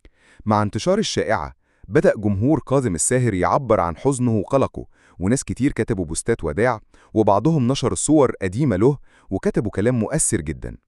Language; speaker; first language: Arabic; native; Arabic